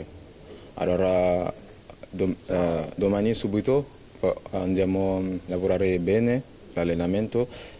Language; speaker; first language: Italian; non-native, fluent; French